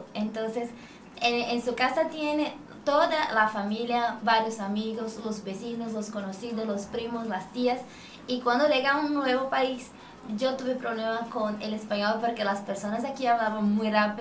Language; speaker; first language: Spanish; non-native, fluent; Portuguese